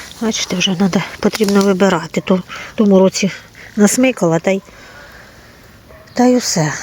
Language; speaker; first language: Ukrainian; native; Ukrainian